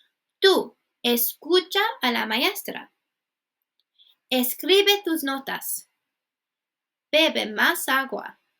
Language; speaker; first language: Spanish; non-native, fluent; English